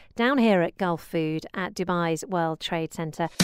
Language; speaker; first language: English; native; English